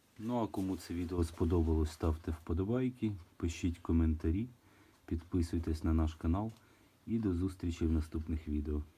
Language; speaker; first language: Ukrainian; non-native, local second language; Russian